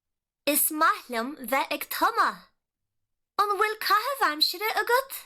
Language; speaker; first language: Irish; non-native, local second language; English